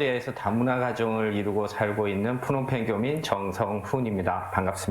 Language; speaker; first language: Korean; native; Korean